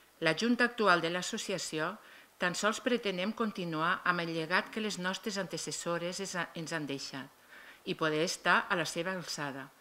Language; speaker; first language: Catalan; native; Catalan